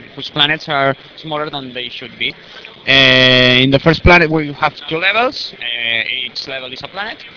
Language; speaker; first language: English; non-native, learner; Spanish